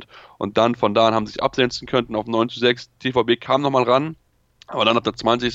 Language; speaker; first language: German; native; German